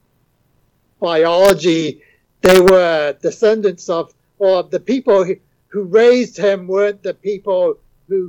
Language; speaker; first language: English; native; English